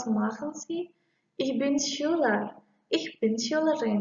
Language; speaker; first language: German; non-native, learner; Indonesian